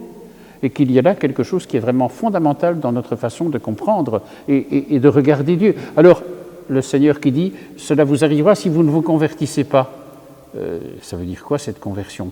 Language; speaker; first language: French; native; French